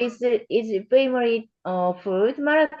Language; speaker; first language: English; non-native, learner; Korean